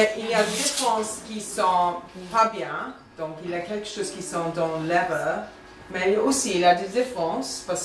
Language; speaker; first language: French; non-native, fluent; English